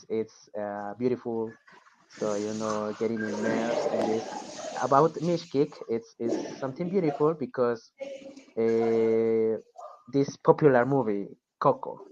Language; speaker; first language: English; non-native, fluent; Spanish